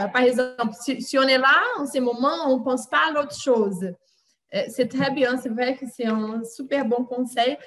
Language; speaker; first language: French; non-native, fluent; Portuguese